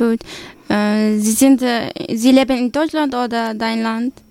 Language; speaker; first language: German; non-native, learner; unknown